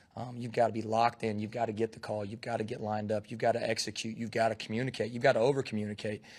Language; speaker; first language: English; native; English